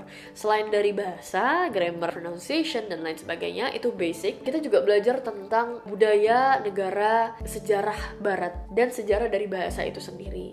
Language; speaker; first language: Indonesian; native; Indonesian